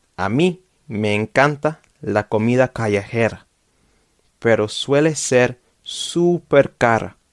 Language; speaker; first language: Spanish; non-native, fluent; English